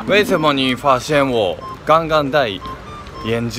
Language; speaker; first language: Chinese; non-native, learner; Japanese